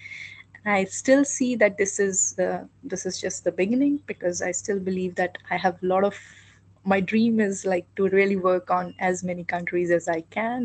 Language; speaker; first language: English; non-native, local second language; Hindi